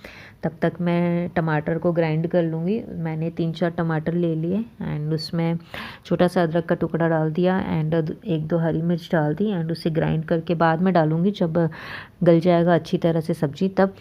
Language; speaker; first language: Hindi; native; Hindi